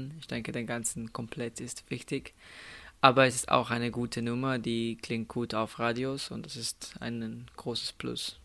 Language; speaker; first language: German; non-native, fluent; Slovenian